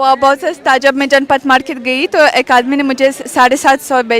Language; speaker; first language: Hindi; non-native, learner; Russian